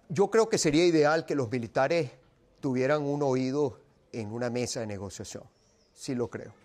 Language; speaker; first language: Spanish; native; Spanish